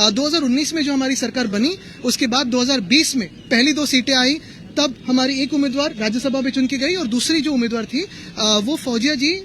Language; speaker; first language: Hindi; non-native, local second language; Marathi